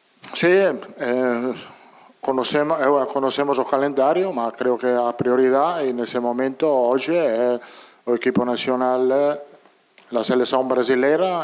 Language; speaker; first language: Portuguese; non-native, learner; Italian